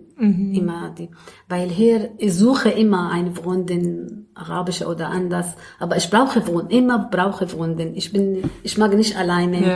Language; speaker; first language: German; non-native, learner; Arabic